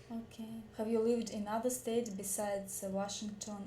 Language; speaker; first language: English; non-native, learner; Russian